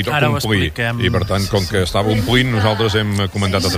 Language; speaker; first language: Catalan; native; Catalan